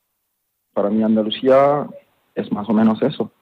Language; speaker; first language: Spanish; non-native, fluent; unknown